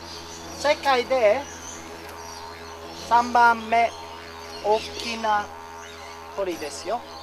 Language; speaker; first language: Japanese; non-native, learner; English